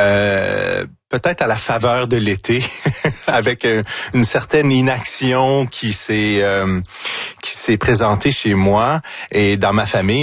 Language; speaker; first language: French; native; French